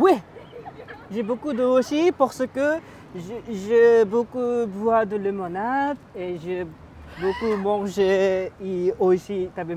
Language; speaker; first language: French; non-native, learner; Japanese